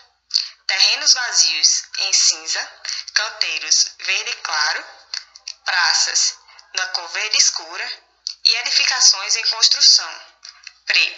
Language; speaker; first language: Portuguese; native; Portuguese